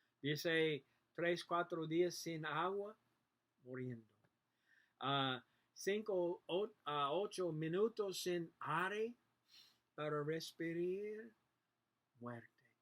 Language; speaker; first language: Spanish; non-native, learner; English